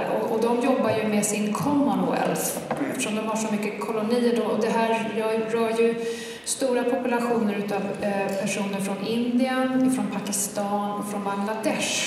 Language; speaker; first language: Swedish; native; Swedish